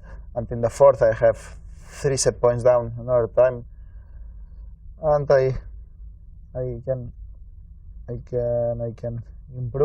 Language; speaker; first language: English; non-native, learner; Spanish